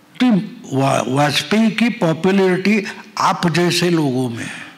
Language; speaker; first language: Hindi; non-native, local second language; Marathi